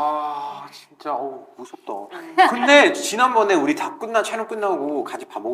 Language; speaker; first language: Korean; non-native, fluent; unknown